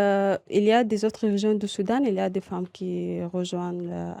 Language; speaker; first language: French; non-native, local second language; Arabic